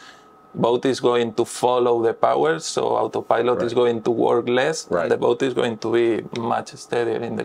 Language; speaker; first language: English; non-native, fluent; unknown